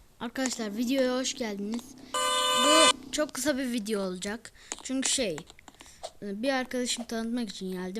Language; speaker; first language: Turkish; native; Turkish